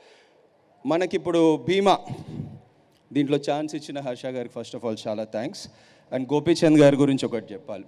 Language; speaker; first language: Telugu; native; Telugu